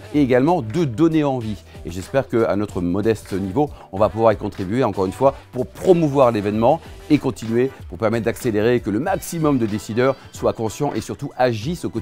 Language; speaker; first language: French; native; French